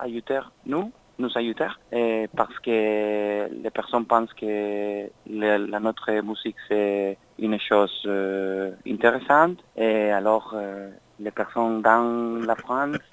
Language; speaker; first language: French; non-native, learner; Spanish